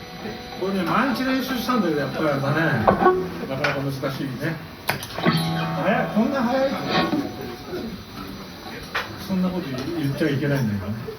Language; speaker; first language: Japanese; native; Japanese